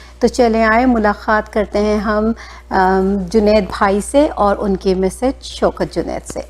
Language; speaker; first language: Urdu; native; Urdu